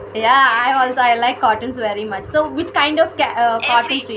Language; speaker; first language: English; non-native, learner; Kannada